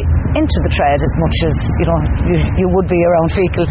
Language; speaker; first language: English; native; English